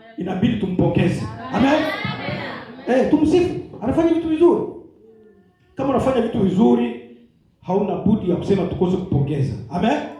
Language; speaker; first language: Swahili; native; Swahili